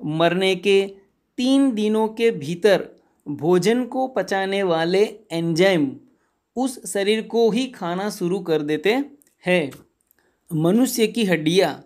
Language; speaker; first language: Hindi; non-native, local second language; Gujarati